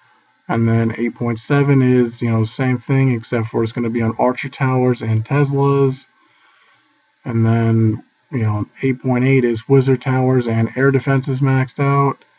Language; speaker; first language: English; native; English